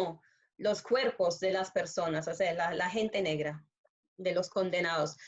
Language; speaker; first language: Spanish; non-native, fluent; English